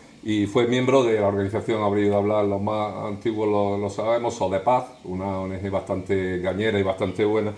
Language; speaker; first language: Spanish; native; Spanish